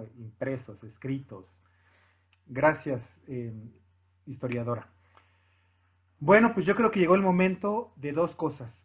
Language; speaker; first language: Spanish; native; Spanish